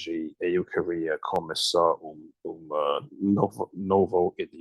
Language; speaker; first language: Portuguese; non-native, learner; English